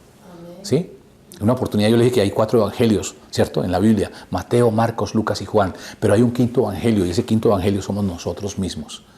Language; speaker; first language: Spanish; native; Spanish